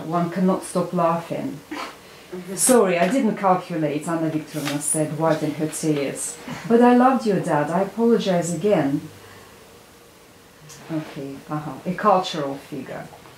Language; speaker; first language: English; non-native, fluent; Russian